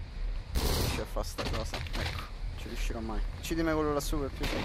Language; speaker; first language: Italian; native; Italian